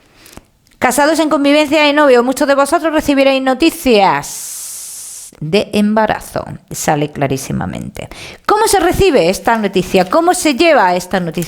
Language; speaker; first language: Spanish; native; Spanish